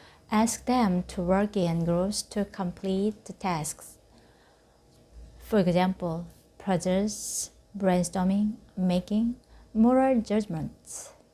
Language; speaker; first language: English; non-native, fluent; Korean